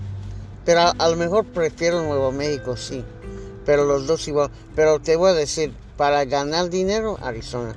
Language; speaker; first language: Spanish; early bilingual, heritage; English